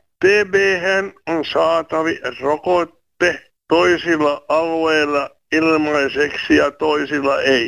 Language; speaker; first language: Finnish; native; Finnish